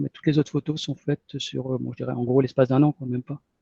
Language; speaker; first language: French; native; French